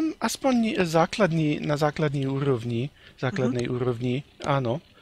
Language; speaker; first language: Slovak; non-native, learner; German